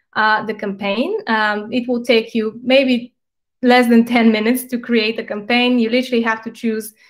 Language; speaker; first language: English; non-native, fluent; Bulgarian